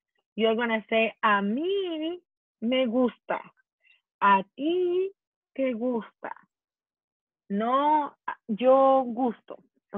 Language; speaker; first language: Spanish; non-native, fluent; English